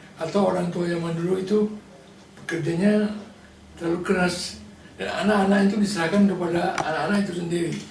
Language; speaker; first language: Indonesian; non-native, local second language; Balinese